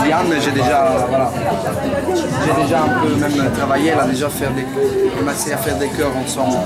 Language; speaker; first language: French; non-native, fluent; Italian